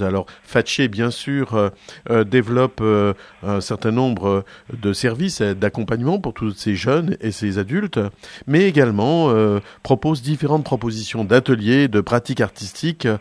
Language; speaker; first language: French; native; French